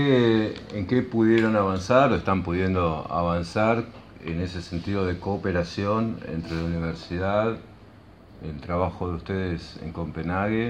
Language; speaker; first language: Spanish; native; Spanish